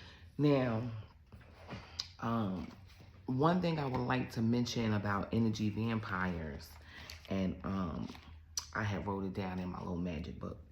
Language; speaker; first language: English; native; English